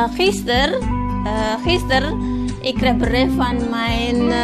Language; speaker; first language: Dutch; non-native, learner; Indonesian